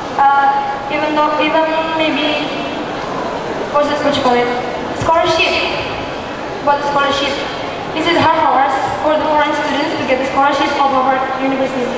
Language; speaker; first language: English; non-native, learner; Indonesian